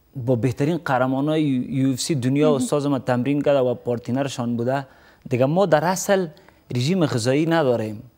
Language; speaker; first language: Persian; native; Persian